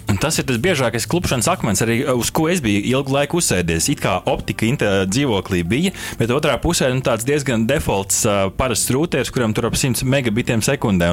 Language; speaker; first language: Latvian; native; Latvian